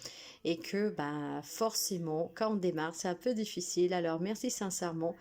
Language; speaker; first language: French; non-native, fluent; Italian